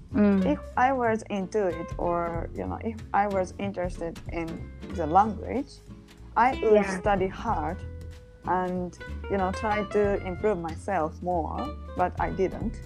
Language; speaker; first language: English; non-native, learner; Japanese